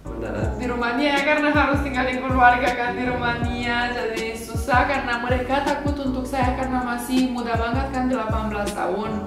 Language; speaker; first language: Indonesian; non-native, fluent; Romanian